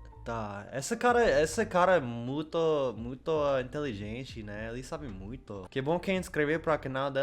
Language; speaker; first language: Portuguese; non-native, learner; English